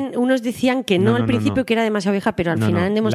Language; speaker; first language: Spanish; native; Spanish